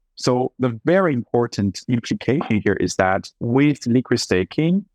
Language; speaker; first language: English; non-native, fluent; Chinese